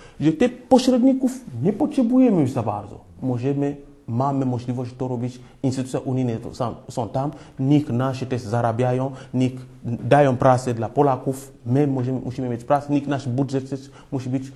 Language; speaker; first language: Polish; non-native, fluent; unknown